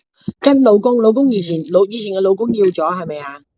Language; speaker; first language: Cantonese; native; Cantonese